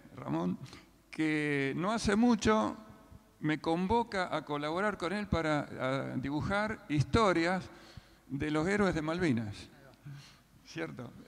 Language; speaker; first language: Spanish; native; Spanish